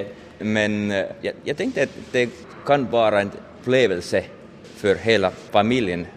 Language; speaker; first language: Swedish; non-native, learner; Finnish